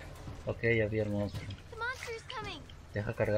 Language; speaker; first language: Spanish; non-native, fluent; Portuguese